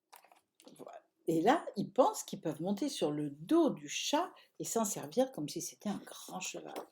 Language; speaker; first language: French; native; French